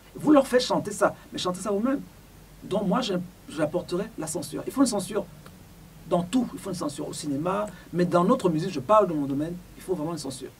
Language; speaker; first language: French; non-native, local second language; Duala